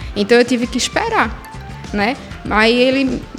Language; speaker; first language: Portuguese; native; Portuguese